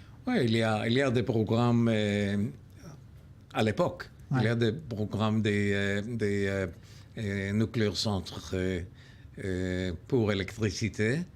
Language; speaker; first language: French; non-native, learner; Hebrew